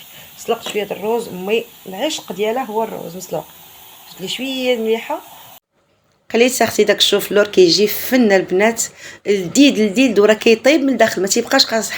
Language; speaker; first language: Arabic; native; Arabic